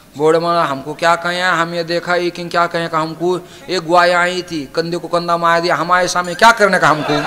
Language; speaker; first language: Hindi; non-native, local second language; Marathi